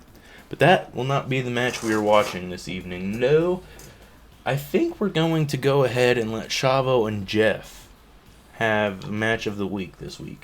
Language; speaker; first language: English; native; English